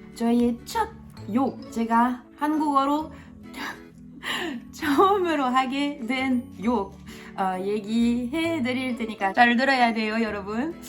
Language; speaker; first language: Korean; non-native, fluent; French